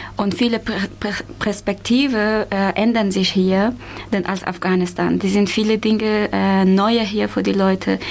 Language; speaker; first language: German; non-native, learner; Persian